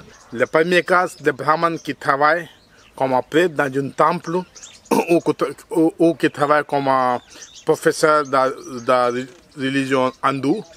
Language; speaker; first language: French; non-native, fluent; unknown